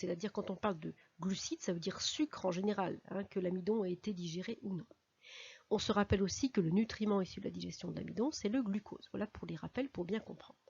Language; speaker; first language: French; native; French